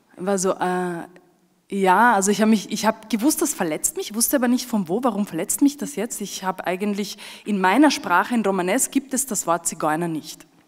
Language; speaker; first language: German; early bilingual, other home language; Romany